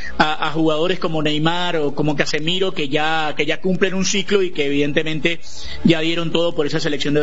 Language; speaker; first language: Spanish; native; Spanish